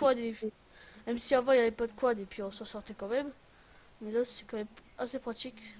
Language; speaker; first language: French; native; French